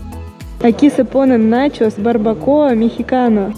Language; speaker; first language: Spanish; non-native, learner; Russian